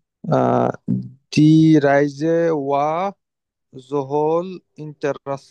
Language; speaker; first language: German; non-native, learner; Bangla